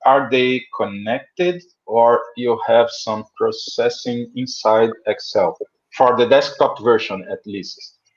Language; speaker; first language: English; non-native, fluent; Portuguese